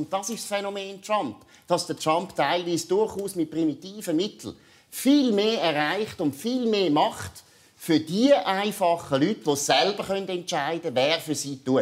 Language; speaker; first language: German; native; German